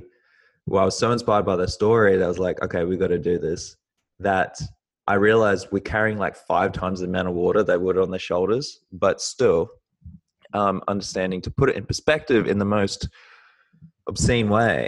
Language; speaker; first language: English; native; English